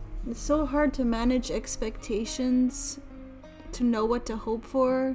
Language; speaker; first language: English; native; English